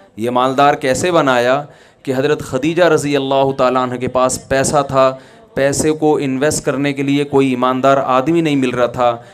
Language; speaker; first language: Urdu; native; Urdu